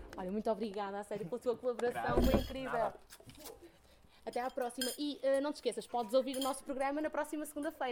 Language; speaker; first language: Portuguese; native; Portuguese